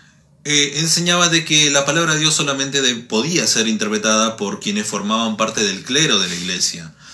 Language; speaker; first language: Spanish; native; Spanish